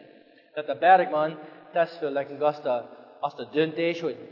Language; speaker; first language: Hungarian; non-native, fluent; English